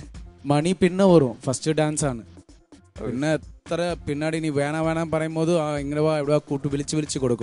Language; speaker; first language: Malayalam; non-native, local second language; Tamil